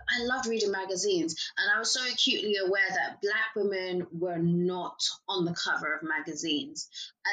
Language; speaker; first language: English; native; English